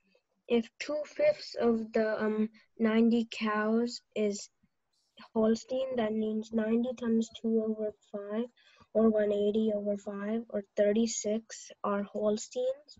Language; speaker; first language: English; native; English